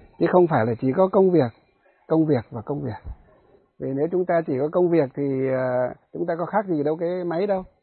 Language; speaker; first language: Vietnamese; non-native, local second language; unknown